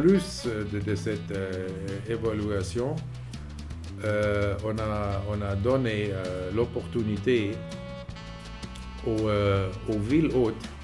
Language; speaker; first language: French; non-native, fluent; German